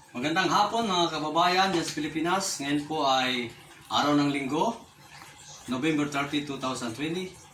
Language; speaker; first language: Filipino; native; Filipino